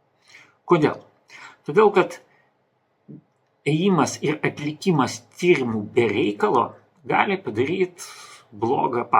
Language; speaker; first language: Lithuanian; non-native, local second language; Russian